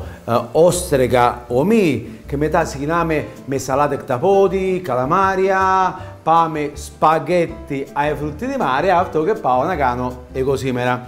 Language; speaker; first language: Greek; non-native, fluent; Italian